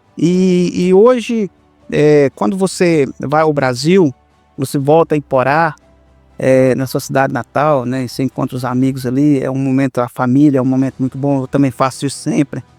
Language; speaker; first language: Portuguese; native; Portuguese